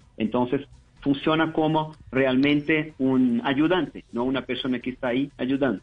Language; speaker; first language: Spanish; non-native, fluent; Portuguese